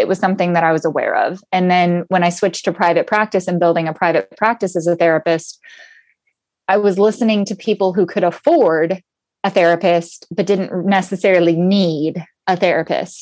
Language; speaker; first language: English; native; English